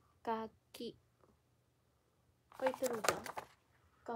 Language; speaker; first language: Japanese; non-native, learner; Filipino